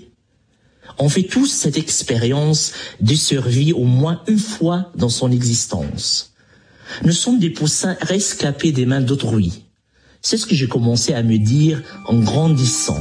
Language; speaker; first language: French; non-native, local second language; Arabic